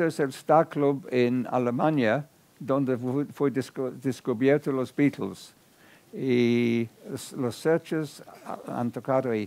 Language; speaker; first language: Spanish; non-native, fluent; English